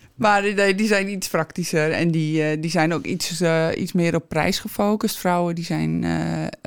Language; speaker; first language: Dutch; native; Dutch